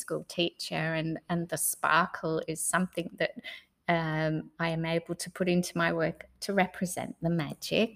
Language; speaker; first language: English; native; English